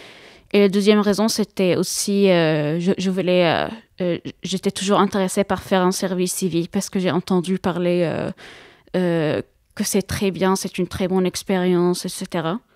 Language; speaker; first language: French; non-native, fluent; Arabic